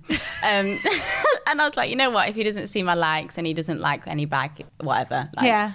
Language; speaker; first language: English; native; English